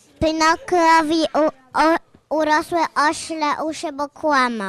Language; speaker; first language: Polish; early bilingual, heritage; Polish